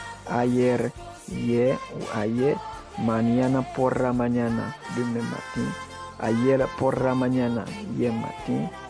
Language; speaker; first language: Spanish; non-native, fluent; Haitian Creole